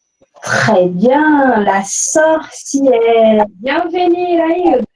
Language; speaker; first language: French; non-native, fluent; Portuguese